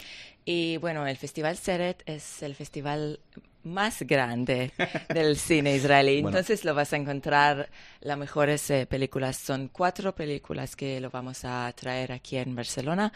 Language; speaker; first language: Spanish; non-native, learner; Hebrew